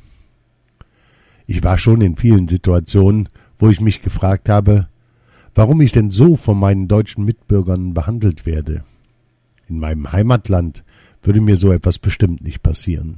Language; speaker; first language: German; early bilingual, other home language; Arabic